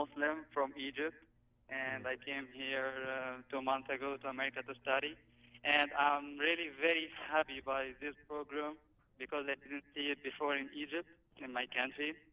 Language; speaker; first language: English; non-native, learner; Arabic